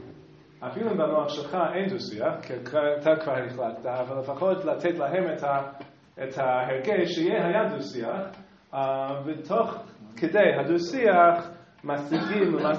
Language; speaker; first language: Hebrew; non-native, fluent; English